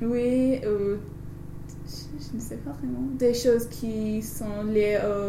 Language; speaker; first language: French; non-native, learner; English